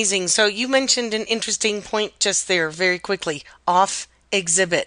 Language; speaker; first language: English; native; English